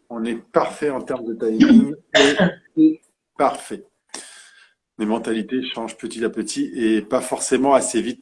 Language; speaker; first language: French; native; French